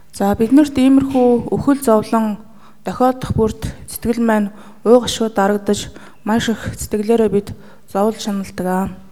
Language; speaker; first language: Mongolian; native; Mongolian